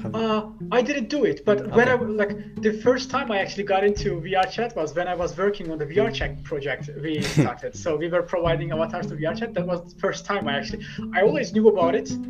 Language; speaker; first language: English; non-native, fluent; Turkish